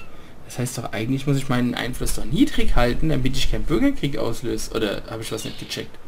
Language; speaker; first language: German; native; German